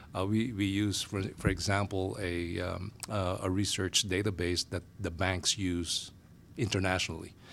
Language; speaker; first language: English; non-native, local second language; Filipino